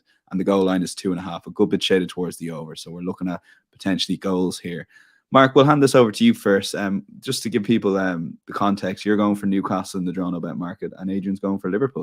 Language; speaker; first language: English; native; English